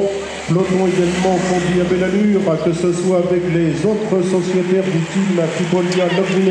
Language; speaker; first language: French; native; French